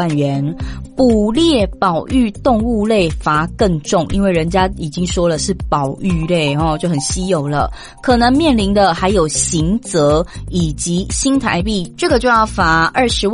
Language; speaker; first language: Chinese; native; Chinese